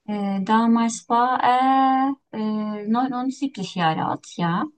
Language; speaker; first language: German; non-native, learner; Turkish